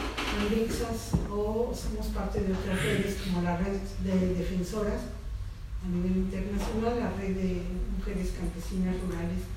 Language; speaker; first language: Spanish; native; Spanish